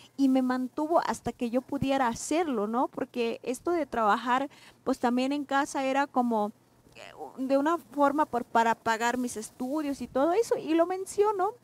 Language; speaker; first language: Spanish; non-native, local second language; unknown